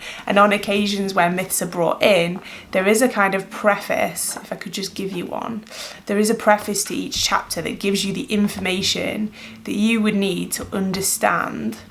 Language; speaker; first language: English; native; English